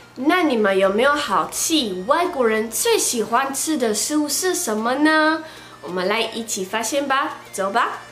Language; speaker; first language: Chinese; non-native, fluent; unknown